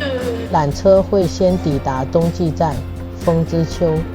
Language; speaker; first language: Chinese; native; Chinese